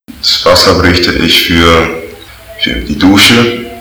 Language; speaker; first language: German; non-native, learner; Latvian